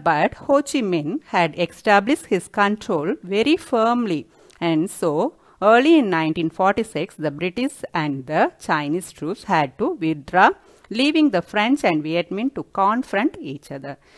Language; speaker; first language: English; non-native, local second language; Tamil